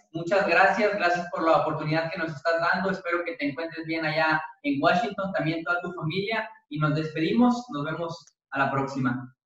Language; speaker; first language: Spanish; native; Spanish